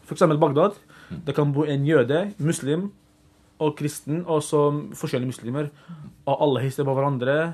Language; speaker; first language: Norwegian; early bilingual, other home language; Arabic